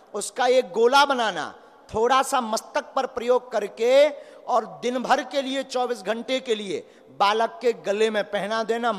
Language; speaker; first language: Hindi; native; Hindi